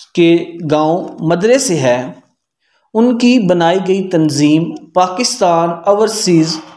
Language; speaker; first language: Urdu; native; Urdu